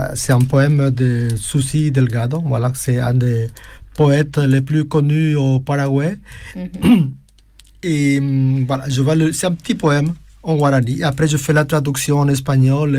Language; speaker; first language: French; non-native, fluent; Spanish